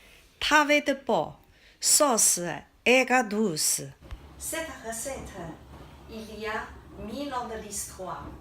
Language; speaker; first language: French; non-native, learner; Chinese